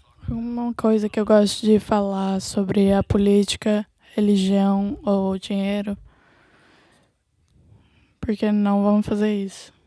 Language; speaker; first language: Portuguese; non-native, learner; English